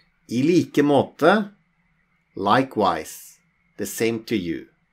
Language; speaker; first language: English; non-native, fluent; Norwegian